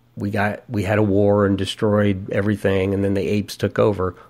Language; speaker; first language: English; native; English